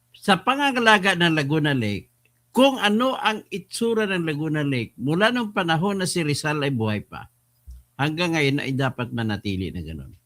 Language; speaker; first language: Filipino; non-native, local second language; Hiligaynon